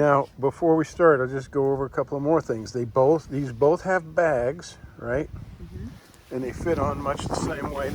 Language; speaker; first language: English; native; English